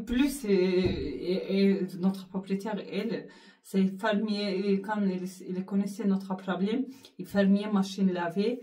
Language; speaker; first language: French; non-native, learner; Arabic